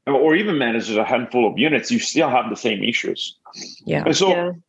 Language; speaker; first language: English; non-native, fluent; Italian